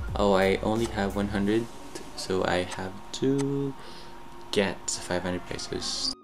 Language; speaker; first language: English; non-native, local second language; Pampanga